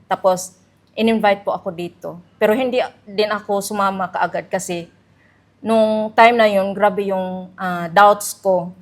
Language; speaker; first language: Filipino; native; Filipino